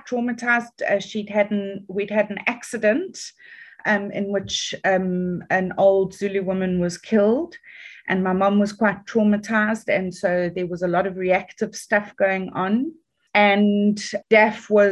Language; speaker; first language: English; native; English